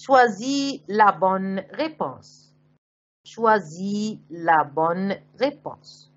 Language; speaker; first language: French; non-native, fluent; Arabic